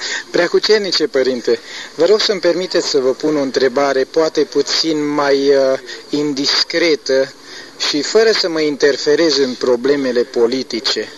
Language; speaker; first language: Romanian; native; Romanian